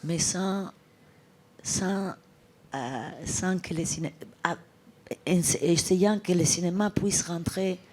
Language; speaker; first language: French; non-native, fluent; Italian